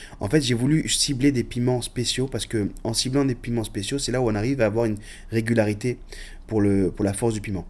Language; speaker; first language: French; early bilingual, other home language; Arabic